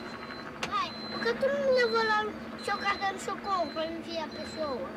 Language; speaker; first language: Portuguese; native; Portuguese